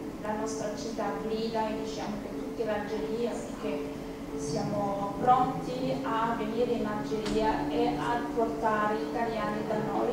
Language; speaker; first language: Italian; non-native, fluent; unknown